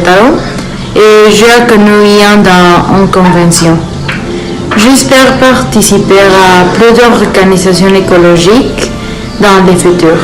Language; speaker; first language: French; non-native, learner; Spanish